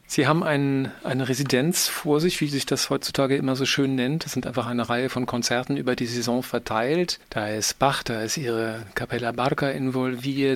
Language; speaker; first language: German; native; German